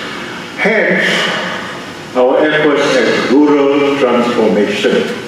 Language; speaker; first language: English; non-native, local second language; Malay